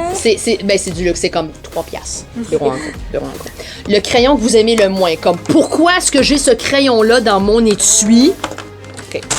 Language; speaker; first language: French; native; French